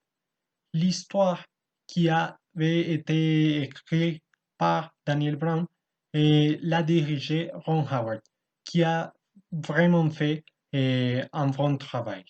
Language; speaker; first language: French; non-native, learner; Spanish